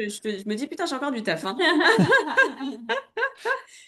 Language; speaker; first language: French; native; French